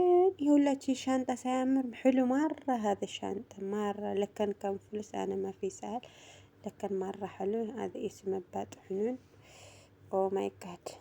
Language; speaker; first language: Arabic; non-native, learner; Amharic